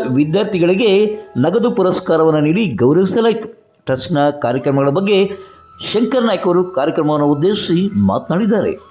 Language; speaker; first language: Kannada; native; Kannada